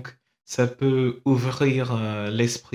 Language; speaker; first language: French; non-native, fluent; English